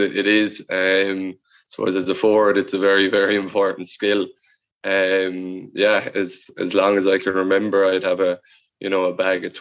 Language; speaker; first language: English; native; English